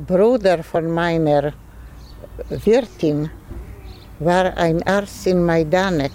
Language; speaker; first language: German; non-native, fluent; Polish